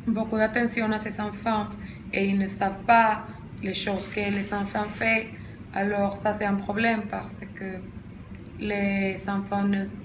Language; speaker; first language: French; non-native, learner; Spanish